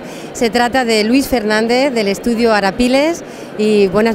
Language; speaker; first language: Spanish; native; Spanish